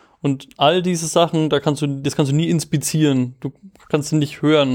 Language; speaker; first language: German; native; German